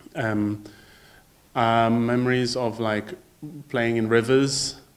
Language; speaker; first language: English; native; English